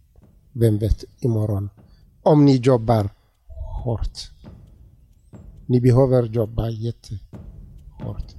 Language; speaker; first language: Swedish; non-native, learner; Tigrinya